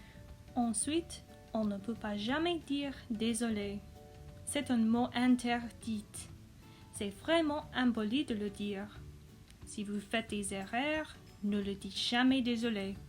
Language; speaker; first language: French; non-native, learner; English